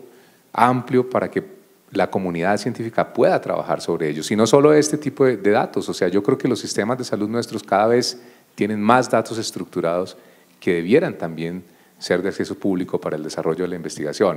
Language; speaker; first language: Spanish; native; Spanish